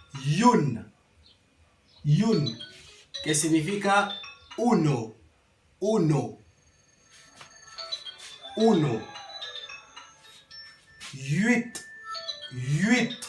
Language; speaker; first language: Spanish; non-native, learner; Haitian Creole